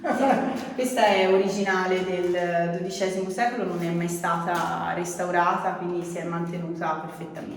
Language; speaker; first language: Italian; native; Italian